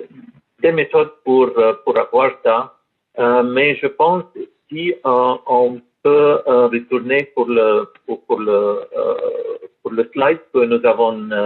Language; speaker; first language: French; non-native, learner; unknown